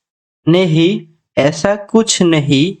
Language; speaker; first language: Hindi; non-native, local second language; Bangla